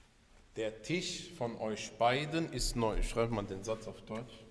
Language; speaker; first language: German; early bilingual, other home language; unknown